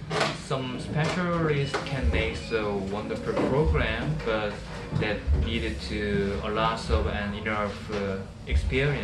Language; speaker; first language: English; non-native, learner; Korean